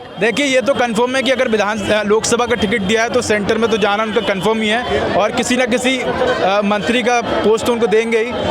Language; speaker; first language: Hindi; native; Hindi